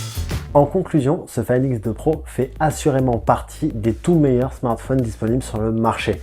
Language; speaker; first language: French; native; French